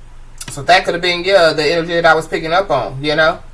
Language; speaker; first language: English; native; English